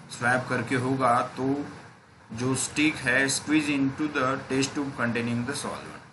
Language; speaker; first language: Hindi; non-native, local second language; Marathi